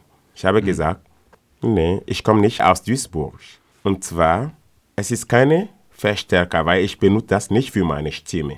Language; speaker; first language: German; non-native, learner; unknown